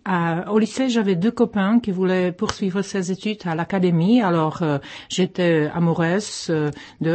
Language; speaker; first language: French; non-native, fluent; Czech